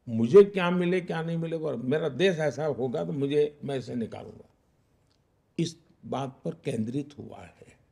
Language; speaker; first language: Hindi; non-native, local second language; Gujarati